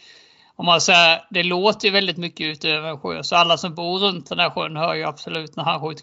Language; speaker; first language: Swedish; native; Swedish